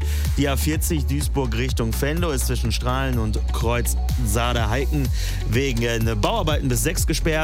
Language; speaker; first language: German; native; German